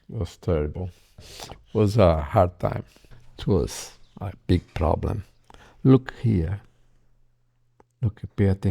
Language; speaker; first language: English; non-native, learner; Portuguese